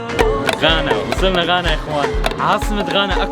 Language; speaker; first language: Arabic; native; Arabic